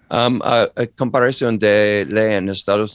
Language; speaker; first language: Spanish; non-native, learner; English